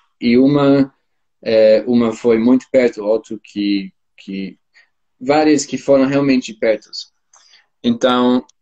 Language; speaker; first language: Portuguese; non-native, fluent; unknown